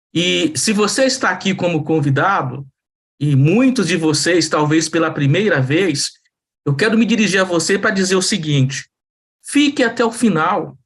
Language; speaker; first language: Portuguese; native; Portuguese